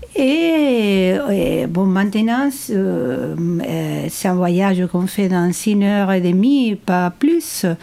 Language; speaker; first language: French; non-native, fluent; Spanish